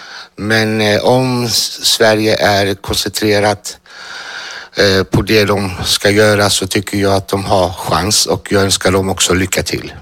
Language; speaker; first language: Swedish; non-native, fluent; Greek